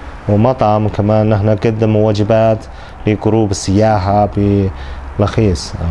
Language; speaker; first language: Arabic; non-native, learner; Chinese